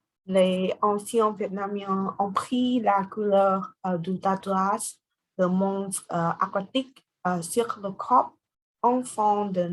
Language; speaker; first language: French; non-native, learner; Vietnamese